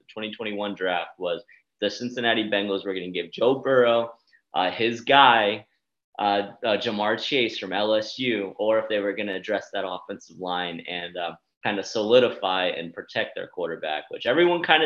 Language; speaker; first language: English; native; English